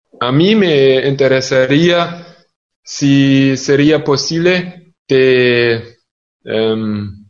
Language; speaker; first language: Spanish; non-native, fluent; German